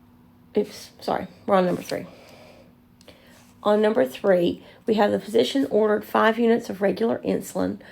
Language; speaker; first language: English; native; English